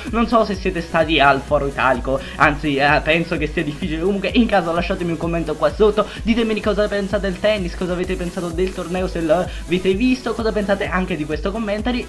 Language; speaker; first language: Italian; native; Italian